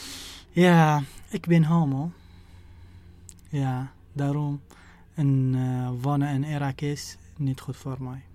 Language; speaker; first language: Dutch; non-native, learner; Arabic